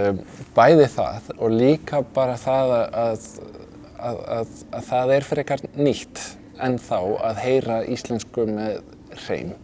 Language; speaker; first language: Icelandic; non-native, fluent; Danish